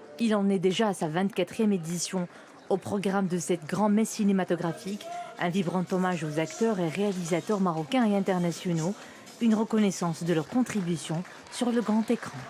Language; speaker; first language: French; non-native, local second language; Arabic